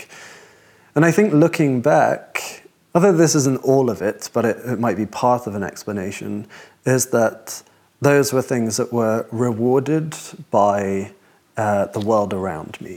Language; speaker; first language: English; native; English